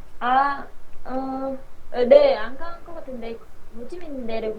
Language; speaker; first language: Korean; non-native, learner; Vietnamese